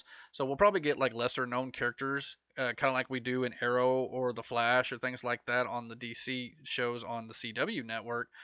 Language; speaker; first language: English; native; English